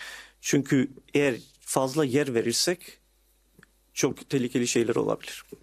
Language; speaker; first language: Turkish; early bilingual, heritage; Turkish